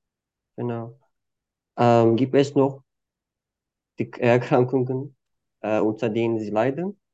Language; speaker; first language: German; non-native, fluent; Turkish